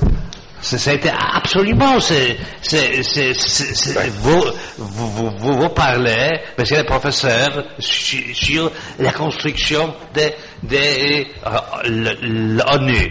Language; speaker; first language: French; non-native, fluent; Polish